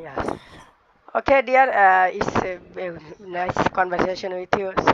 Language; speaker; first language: English; non-native, learner; Bangla